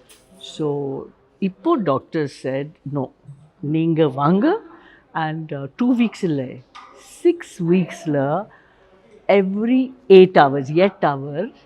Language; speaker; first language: Tamil; non-native, learner; Hindi